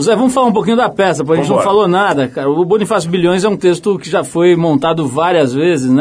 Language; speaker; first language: Portuguese; native; Portuguese